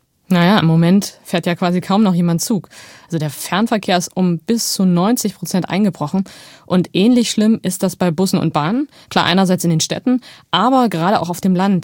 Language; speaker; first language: German; native; German